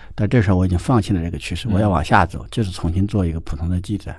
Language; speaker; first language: Chinese; native; Chinese